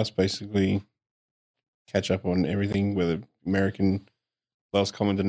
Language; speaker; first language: English; native; English